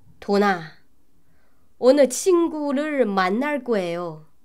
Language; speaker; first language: Korean; non-native, learner; Chinese